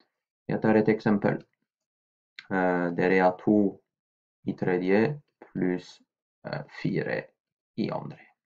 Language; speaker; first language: Norwegian; non-native, fluent; French